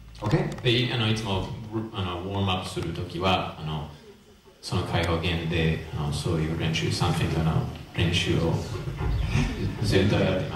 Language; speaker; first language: Japanese; non-native, fluent; English